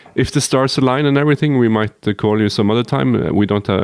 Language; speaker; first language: English; non-native, fluent; Norwegian